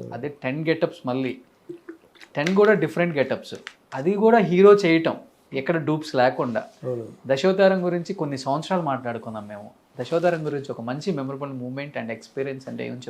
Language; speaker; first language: Telugu; native; Telugu